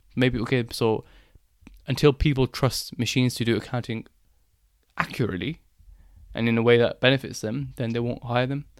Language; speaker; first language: English; native; English